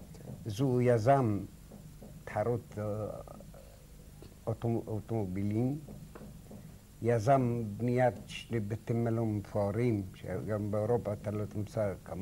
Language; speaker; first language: Hebrew; non-native, fluent; Arabic